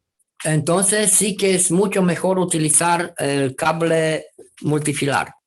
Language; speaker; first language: Spanish; non-native, fluent; Romanian